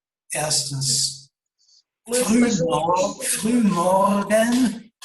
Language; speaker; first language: German; non-native, fluent; Russian